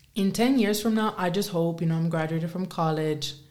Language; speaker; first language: English; early bilingual, other home language; Spanish